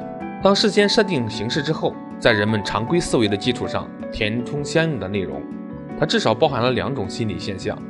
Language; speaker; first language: Chinese; native; Chinese